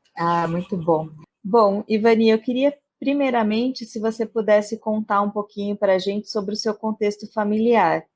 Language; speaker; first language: Portuguese; native; Portuguese